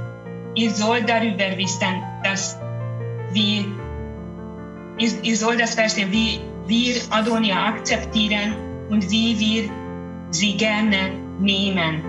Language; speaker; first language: German; non-native, learner; Hungarian